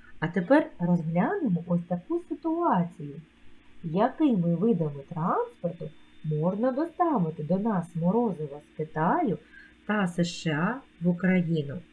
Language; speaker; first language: Ukrainian; native; Ukrainian